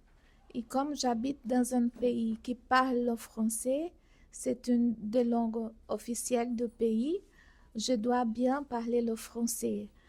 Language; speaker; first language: French; non-native, learner; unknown